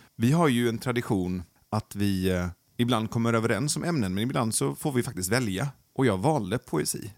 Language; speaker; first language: Swedish; early bilingual, other home language; Persian